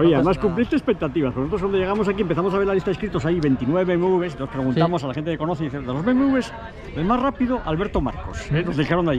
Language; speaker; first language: Spanish; native; Spanish